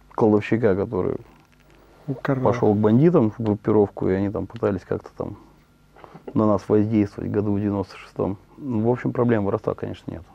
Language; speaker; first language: Russian; native; Russian